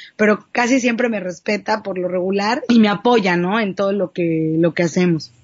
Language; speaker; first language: Spanish; native; Spanish